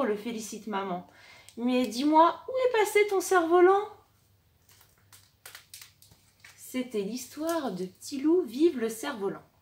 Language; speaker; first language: French; native; French